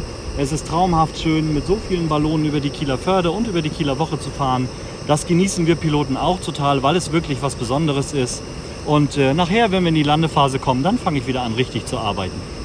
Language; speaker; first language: German; native; German